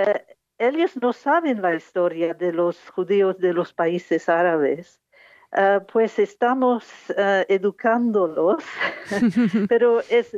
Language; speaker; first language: Spanish; non-native, fluent; English